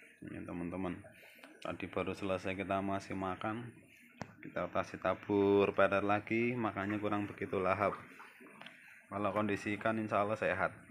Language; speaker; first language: Indonesian; non-native, local second language; Javanese